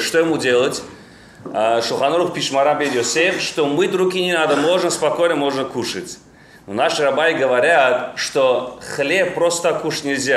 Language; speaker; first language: Russian; non-native, local second language; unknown